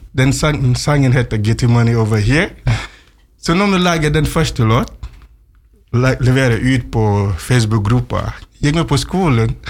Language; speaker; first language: Norwegian; non-native, fluent; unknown